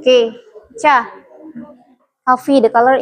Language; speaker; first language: English; non-native, learner; Indonesian